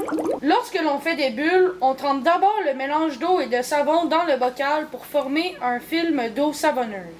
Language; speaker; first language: French; native; French